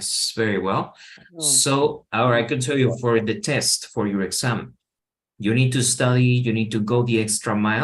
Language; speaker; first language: English; non-native, fluent; Spanish